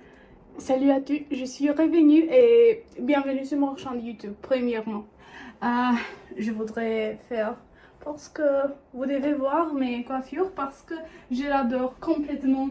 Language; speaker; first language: French; non-native, learner; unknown